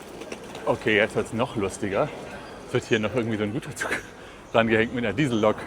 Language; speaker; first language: German; native; German